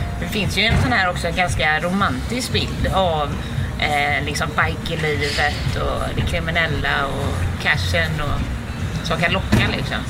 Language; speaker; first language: Swedish; native; Swedish